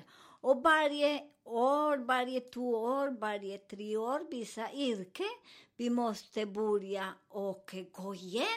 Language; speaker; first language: Swedish; non-native, learner; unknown